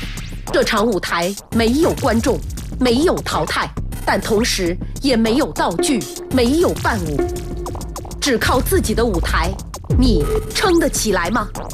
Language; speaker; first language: Chinese; native; Chinese